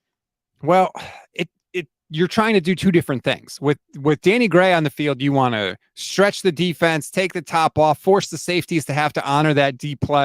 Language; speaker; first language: English; native; English